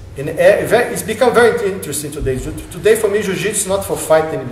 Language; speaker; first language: English; non-native, learner; Portuguese